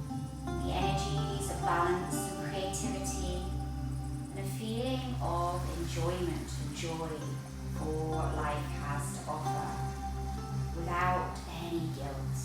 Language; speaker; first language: English; native; English